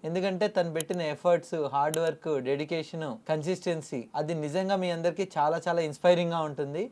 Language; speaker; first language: Telugu; native; Telugu